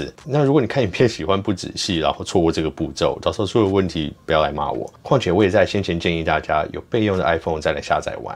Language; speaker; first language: Chinese; native; Chinese